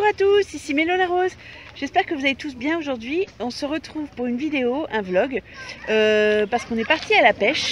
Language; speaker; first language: French; native; French